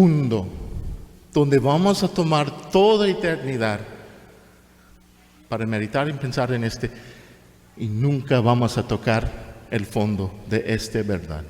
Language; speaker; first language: Spanish; non-native, fluent; English